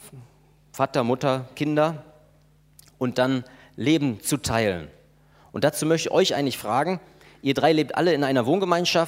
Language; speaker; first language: German; native; German